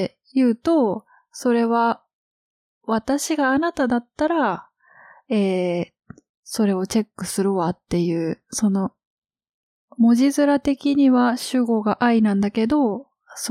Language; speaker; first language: Japanese; native; Japanese